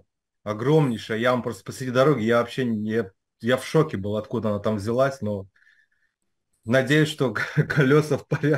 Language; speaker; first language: Russian; native; Russian